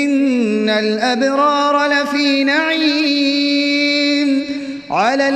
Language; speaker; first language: Arabic; native; Arabic